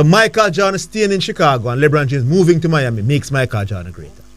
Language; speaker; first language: English; native; English